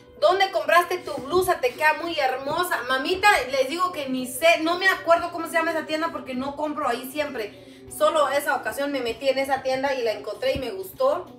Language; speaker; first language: Spanish; non-native, local second language; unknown